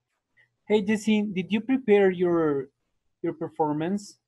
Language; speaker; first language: English; non-native, fluent; Spanish